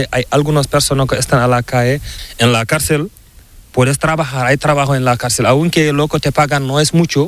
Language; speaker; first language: Spanish; non-native, learner; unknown